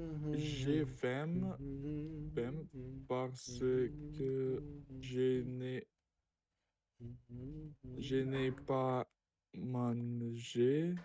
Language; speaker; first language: French; non-native, learner; Russian